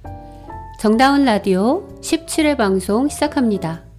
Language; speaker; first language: Korean; native; Korean